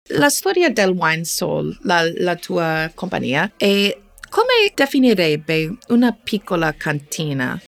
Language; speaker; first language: Italian; non-native, fluent; English